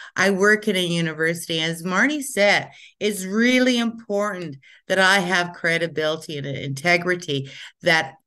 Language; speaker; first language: English; native; English